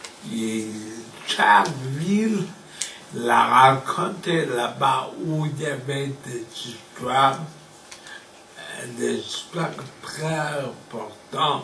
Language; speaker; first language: French; non-native, fluent; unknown